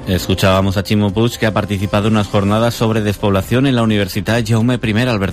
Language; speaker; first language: Spanish; native; Spanish